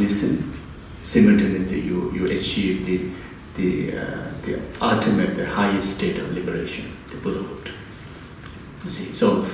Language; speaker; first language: English; non-native, fluent; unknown